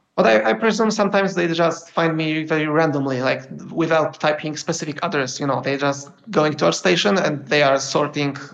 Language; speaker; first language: English; non-native, fluent; Polish